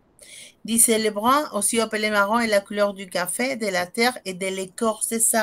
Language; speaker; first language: French; non-native, fluent; Spanish